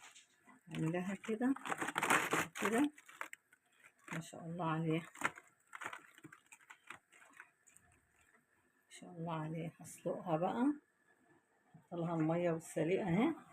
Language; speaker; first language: Arabic; native; Arabic